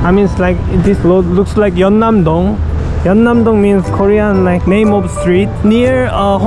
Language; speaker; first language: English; non-native, learner; Korean